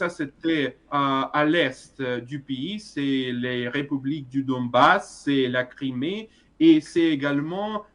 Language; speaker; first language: French; non-native, fluent; Russian